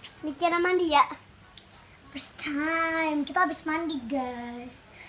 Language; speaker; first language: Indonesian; early bilingual, heritage; English